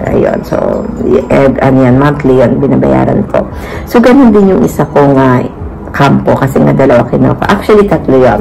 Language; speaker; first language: Filipino; native; Filipino